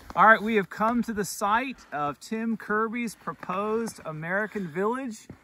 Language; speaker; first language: English; native; English